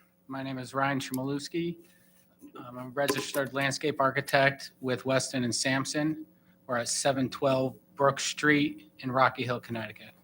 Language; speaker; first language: English; native; English